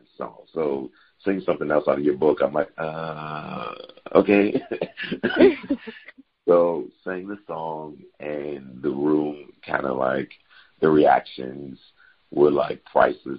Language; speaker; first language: English; native; English